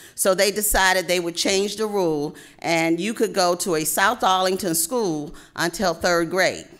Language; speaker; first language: English; native; English